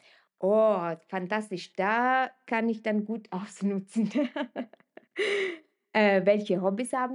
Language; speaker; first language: German; non-native, fluent; Italian